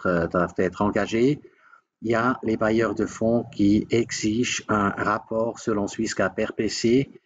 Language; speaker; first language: French; native; French